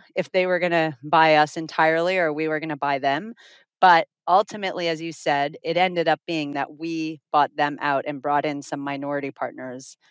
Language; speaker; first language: English; non-native, fluent; Finnish